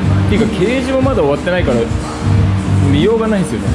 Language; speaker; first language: Japanese; native; Japanese